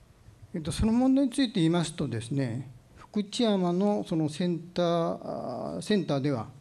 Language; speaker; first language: Japanese; native; Japanese